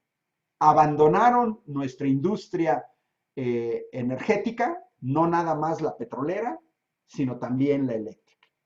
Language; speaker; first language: Spanish; native; Spanish